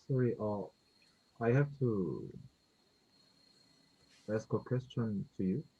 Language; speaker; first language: English; non-native, learner; Korean